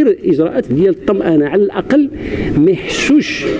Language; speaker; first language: Arabic; native; Arabic